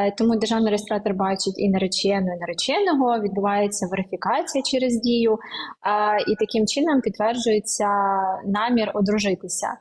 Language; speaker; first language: Ukrainian; native; Ukrainian